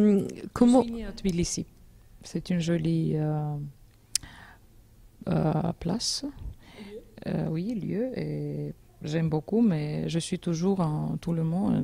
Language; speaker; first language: French; non-native, learner; Georgian